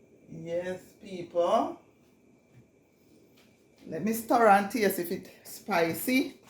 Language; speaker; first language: English; non-native, local second language; Jamaican Creole English